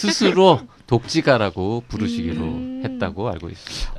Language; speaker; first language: Korean; native; Korean